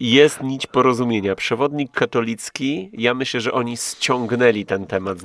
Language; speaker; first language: Polish; native; Polish